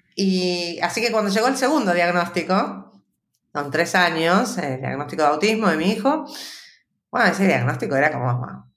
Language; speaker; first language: Spanish; native; Spanish